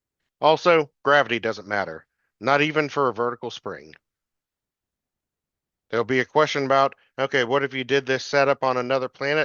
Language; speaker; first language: English; native; English